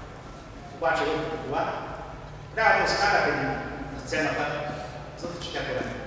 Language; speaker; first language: Bulgarian; non-native, local second language; Turkish